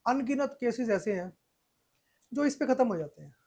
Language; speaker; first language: Hindi; non-native, local second language; Punjabi